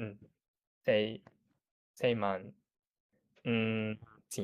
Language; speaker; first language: Chinese; non-native, learner; Japanese